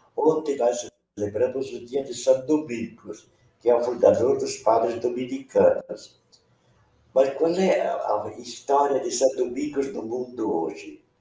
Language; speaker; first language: Portuguese; non-native, local second language; Venetian